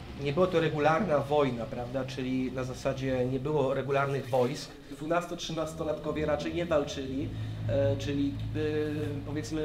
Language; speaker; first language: Polish; native; Polish